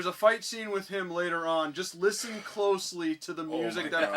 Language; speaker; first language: English; native; English